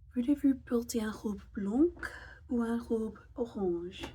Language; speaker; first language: French; non-native, learner; English